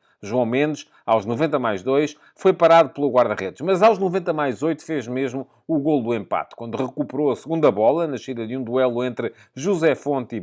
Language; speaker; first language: Portuguese; native; Portuguese